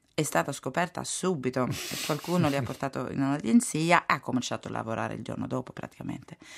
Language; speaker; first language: Italian; non-native, fluent; Swedish